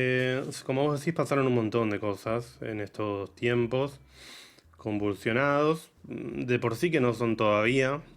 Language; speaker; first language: Spanish; native; Spanish